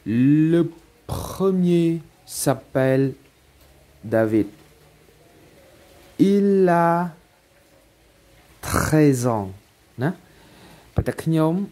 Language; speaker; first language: French; non-native, learner; Khmer